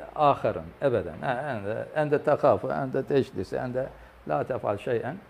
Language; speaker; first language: Arabic; non-native, fluent; Turkish